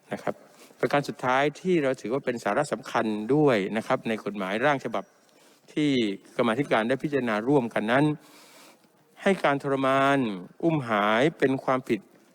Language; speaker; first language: Thai; non-native, local second language; Pattani Malay